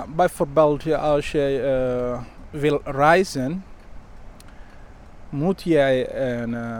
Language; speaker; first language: Dutch; non-native, learner; Somali